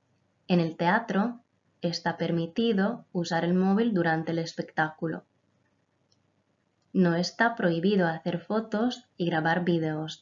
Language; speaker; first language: Spanish; non-native, fluent; Croatian